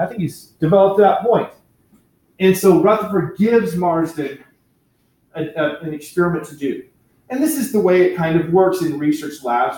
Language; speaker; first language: English; native; English